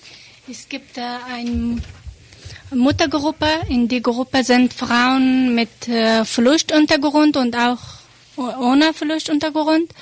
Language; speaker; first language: German; non-native, learner; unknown